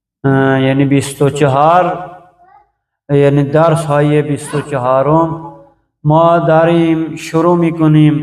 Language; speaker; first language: Persian; non-native, fluent; Urdu